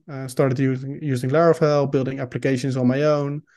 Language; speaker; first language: English; non-native, fluent; Dutch